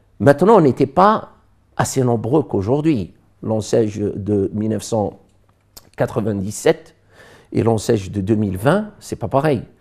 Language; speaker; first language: French; non-native, local second language; Arabic